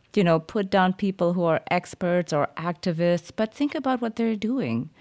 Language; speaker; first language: English; early bilingual, other home language; German